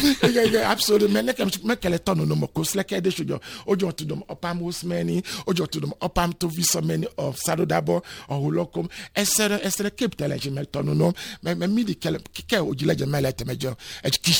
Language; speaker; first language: Hungarian; non-native, fluent; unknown